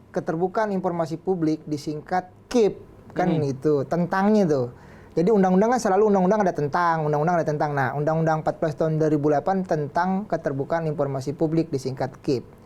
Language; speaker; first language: Indonesian; native; Indonesian